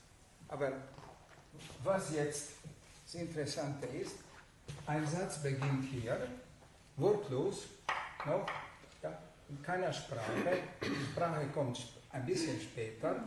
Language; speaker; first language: German; non-native, fluent; Hungarian